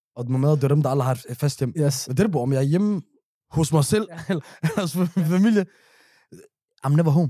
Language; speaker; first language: Danish; early bilingual, other home language; Arabic